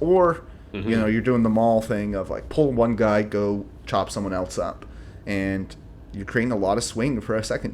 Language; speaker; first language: English; native; English